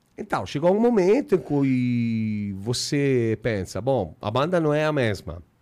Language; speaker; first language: Portuguese; non-native, fluent; Italian